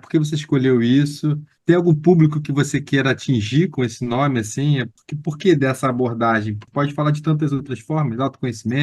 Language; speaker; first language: Portuguese; native; Portuguese